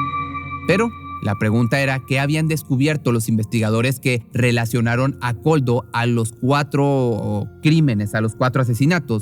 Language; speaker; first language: Spanish; native; Spanish